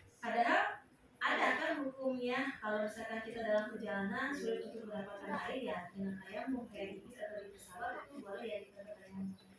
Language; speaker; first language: Indonesian; non-native, local second language; Sundanese